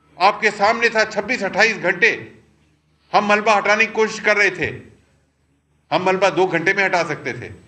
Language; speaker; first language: Urdu; non-native, local second language; Pashto